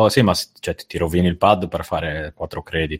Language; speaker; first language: Italian; native; Italian